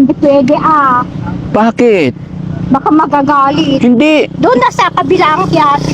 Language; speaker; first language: Filipino; non-native, local second language; Iloko